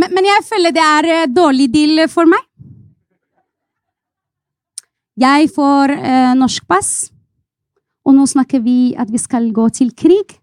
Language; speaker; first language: Norwegian; non-native, fluent; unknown